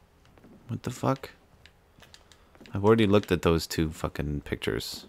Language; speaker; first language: English; native; English